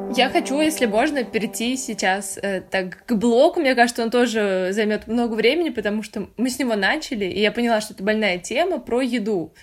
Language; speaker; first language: Russian; native; Russian